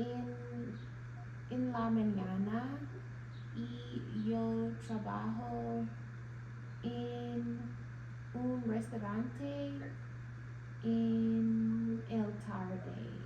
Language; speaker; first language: Spanish; non-native, learner; English